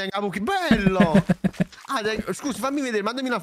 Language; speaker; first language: Italian; native; Italian